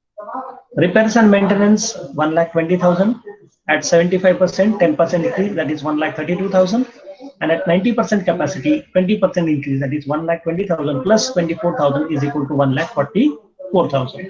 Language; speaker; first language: English; non-native, local second language; Marathi